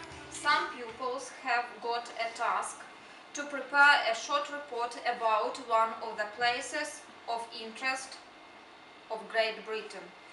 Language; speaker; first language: English; non-native, fluent; Ukrainian